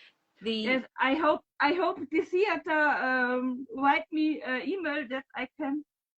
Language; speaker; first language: English; non-native, learner; German